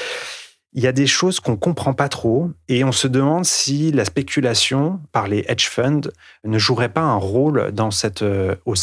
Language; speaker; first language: French; native; French